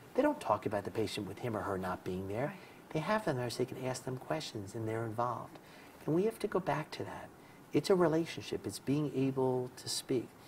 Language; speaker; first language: English; native; English